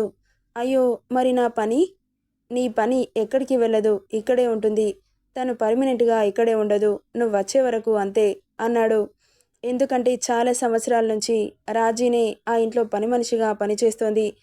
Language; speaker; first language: Telugu; native; Telugu